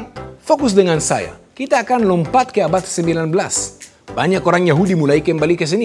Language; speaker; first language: Indonesian; non-native, fluent; Hebrew